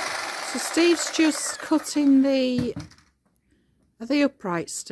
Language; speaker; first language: English; native; English